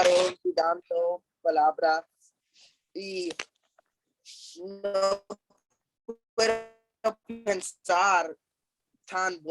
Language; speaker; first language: Spanish; non-native, fluent; English